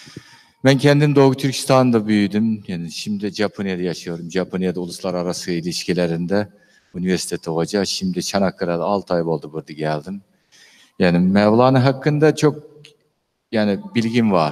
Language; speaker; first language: Turkish; non-native, learner; Uyghur